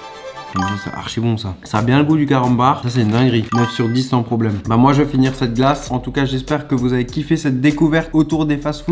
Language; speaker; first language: French; native; French